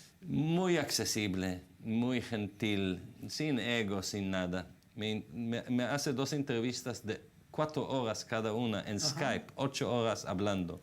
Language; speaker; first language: Spanish; non-native, fluent; Hebrew